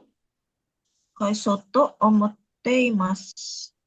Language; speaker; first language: Japanese; non-native, learner; Indonesian